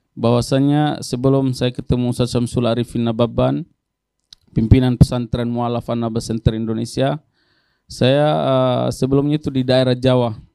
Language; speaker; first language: Indonesian; non-native, local second language; Tetum